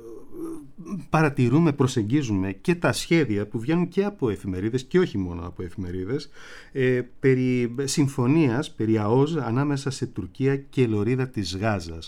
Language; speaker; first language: Greek; native; Greek